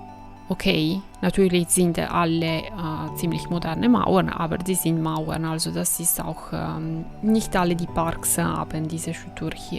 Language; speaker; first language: German; non-native, fluent; Italian